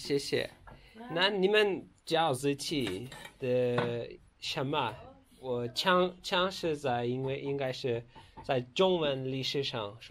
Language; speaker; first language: Chinese; non-native, learner; Turkish